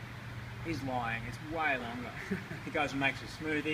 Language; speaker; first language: English; native; English